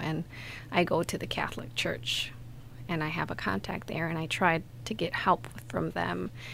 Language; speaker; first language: English; early bilingual, other home language; Spanish